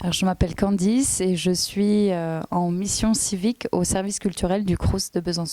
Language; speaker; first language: French; native; French